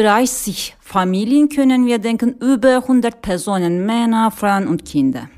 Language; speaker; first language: German; non-native, learner; Turkish